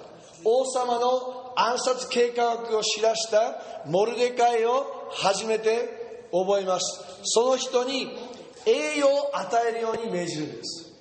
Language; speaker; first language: Japanese; non-native, fluent; English